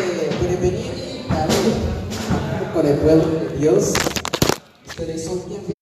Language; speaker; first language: Spanish; non-native, learner; Haitian Creole